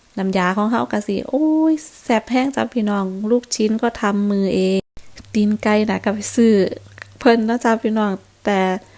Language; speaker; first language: Thai; native; Thai